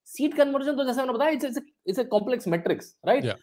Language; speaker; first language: Hindi; native; Hindi